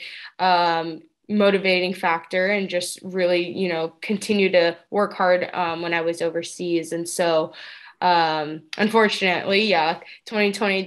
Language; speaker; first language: English; native; English